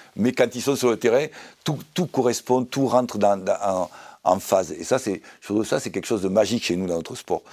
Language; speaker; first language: French; native; French